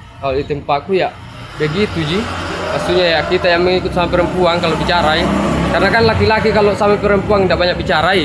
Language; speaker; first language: Indonesian; non-native, local second language; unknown